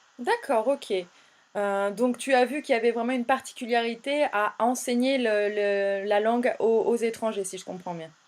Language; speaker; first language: French; native; French